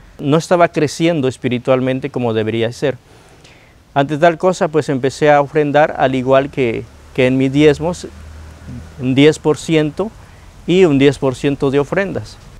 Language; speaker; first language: Spanish; native; Spanish